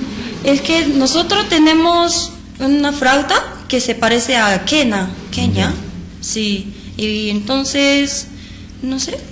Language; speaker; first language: Spanish; non-native, learner; Japanese